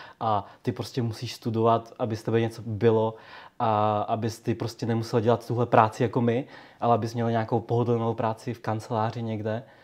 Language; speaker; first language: Czech; early bilingual, other home language; Vietnamese